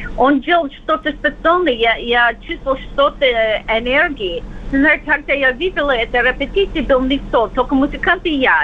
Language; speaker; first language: Russian; non-native, learner; English